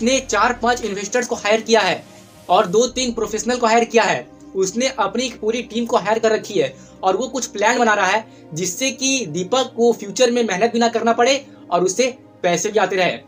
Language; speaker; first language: Hindi; native; Hindi